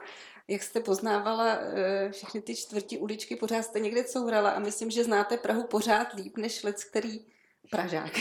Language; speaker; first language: Czech; native; Czech